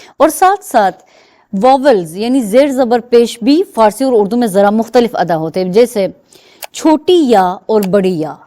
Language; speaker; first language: Urdu; non-native, fluent; Persian